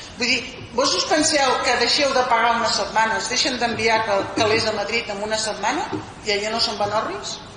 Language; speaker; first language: Catalan; non-native, local second language; Spanish